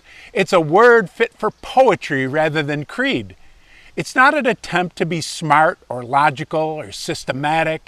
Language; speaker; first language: English; native; English